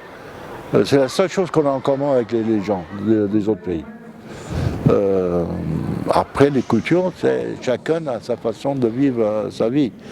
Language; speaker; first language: French; non-native, fluent; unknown